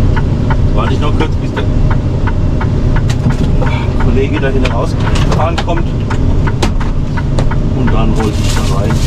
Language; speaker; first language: German; native; German